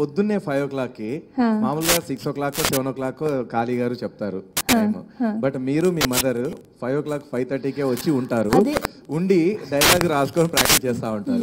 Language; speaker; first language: Telugu; native; Telugu